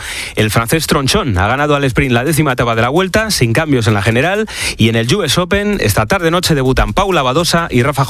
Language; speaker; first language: Spanish; native; Spanish